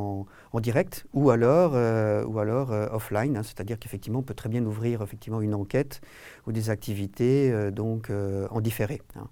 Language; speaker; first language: French; native; French